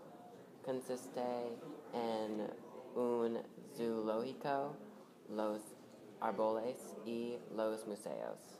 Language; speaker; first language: Spanish; non-native, learner; English